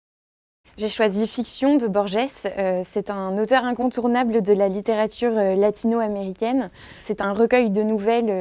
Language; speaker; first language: French; native; French